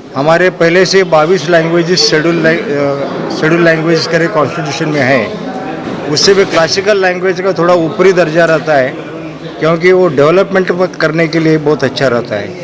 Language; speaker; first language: Hindi; non-native, local second language; Kannada